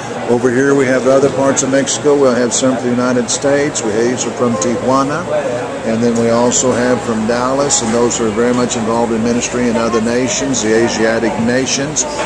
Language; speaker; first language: English; native; English